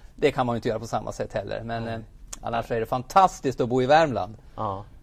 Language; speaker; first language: Swedish; native; Swedish